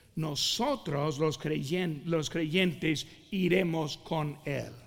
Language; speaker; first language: Spanish; non-native, fluent; English